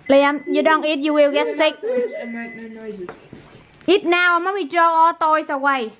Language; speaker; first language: English; non-native, learner; Vietnamese